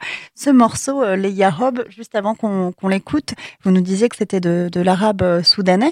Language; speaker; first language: French; native; French